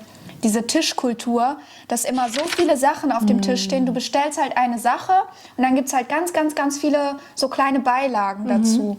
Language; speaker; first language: German; native; German